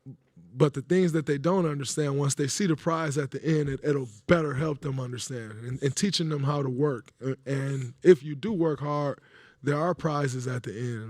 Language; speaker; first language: English; native; English